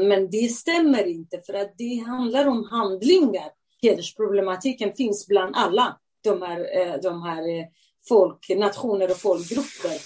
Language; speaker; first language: Swedish; non-native, fluent; Central Kurdish